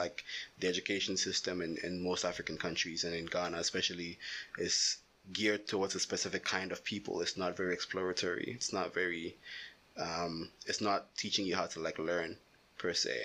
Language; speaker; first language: English; non-native, local second language; Akan